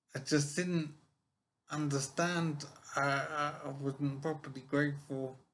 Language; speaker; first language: English; native; English